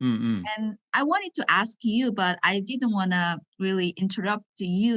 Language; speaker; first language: English; non-native, learner; Korean